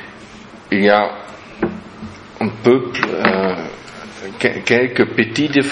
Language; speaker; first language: French; non-native, fluent; German